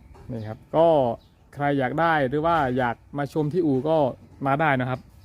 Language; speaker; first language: Thai; non-native, local second language; Northern Khmer